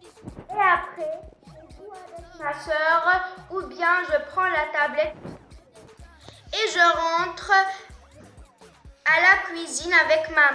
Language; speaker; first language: French; non-native, fluent; Arabic